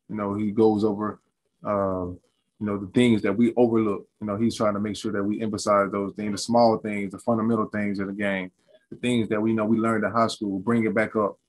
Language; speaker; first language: English; native; English